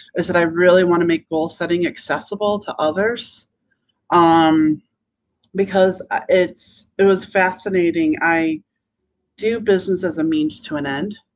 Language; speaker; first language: English; native; English